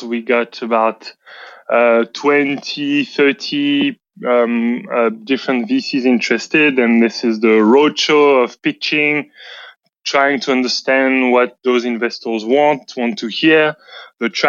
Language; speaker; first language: English; non-native, fluent; French